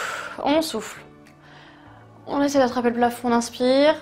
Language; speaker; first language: French; native; French